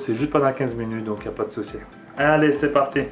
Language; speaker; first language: French; native; French